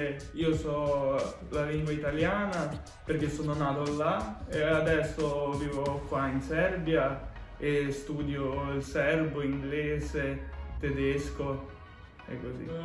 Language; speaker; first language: Italian; early bilingual, other home language; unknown